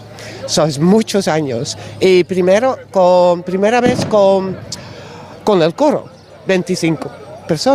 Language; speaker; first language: Spanish; non-native, learner; Dutch